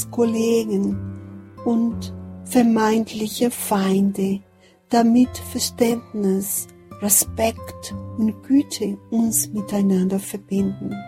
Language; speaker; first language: German; non-native, fluent; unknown